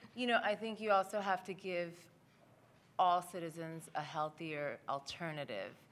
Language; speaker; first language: English; native; English